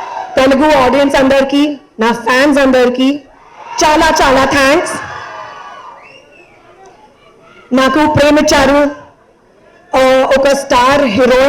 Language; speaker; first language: Telugu; non-native, learner; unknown